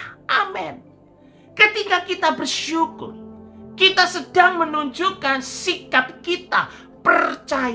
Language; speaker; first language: Indonesian; native; Indonesian